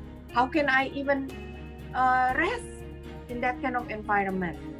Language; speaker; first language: English; non-native, fluent; Indonesian